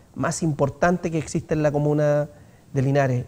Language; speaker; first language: Spanish; native; Spanish